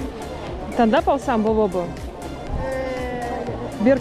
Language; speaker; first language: Kyrgyz; non-native, learner; Russian